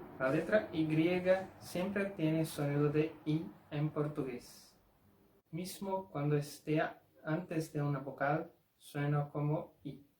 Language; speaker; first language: Spanish; non-native, fluent; Portuguese